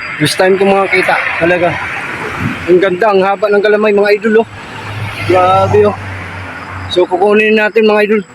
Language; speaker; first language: Filipino; native; Filipino